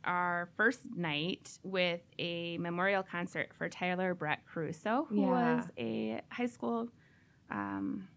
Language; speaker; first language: English; native; English